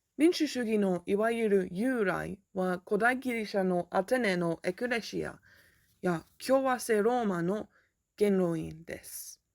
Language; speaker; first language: Japanese; non-native, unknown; English